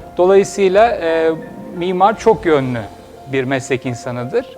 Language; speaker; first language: Turkish; native; Turkish